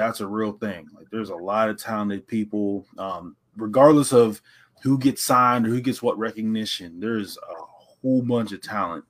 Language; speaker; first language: English; native; English